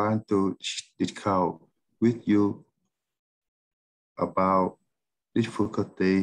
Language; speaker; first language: English; non-native, learner; Vietnamese